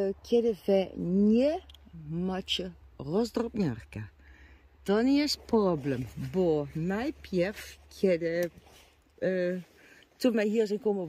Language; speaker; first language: Polish; non-native, learner; Dutch